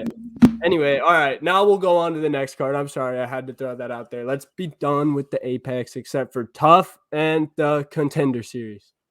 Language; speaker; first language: English; native; English